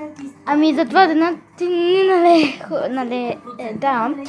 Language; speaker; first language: Bulgarian; early bilingual, heritage; Bulgarian